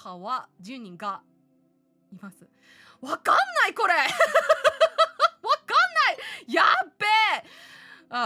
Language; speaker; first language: Japanese; non-native, learner; English